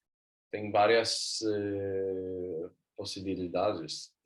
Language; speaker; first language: Portuguese; non-native, learner; Swedish